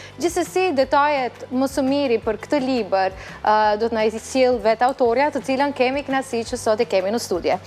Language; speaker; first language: Albanian; native; Albanian